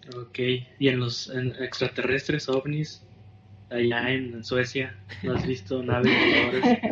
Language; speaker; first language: Spanish; native; Spanish